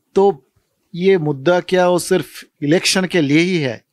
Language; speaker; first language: Hindi; non-native, local second language; Bangla